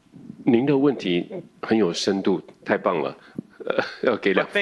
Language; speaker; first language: Chinese; native; Chinese